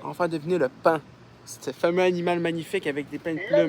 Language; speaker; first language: French; native; French